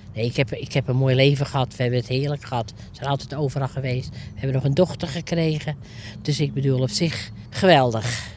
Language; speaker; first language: Dutch; native; Dutch